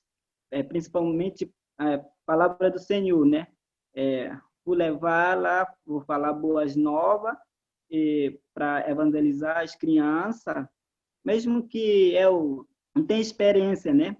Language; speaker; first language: Portuguese; non-native, local second language; Ticuna